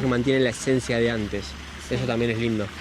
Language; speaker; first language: Spanish; native; Spanish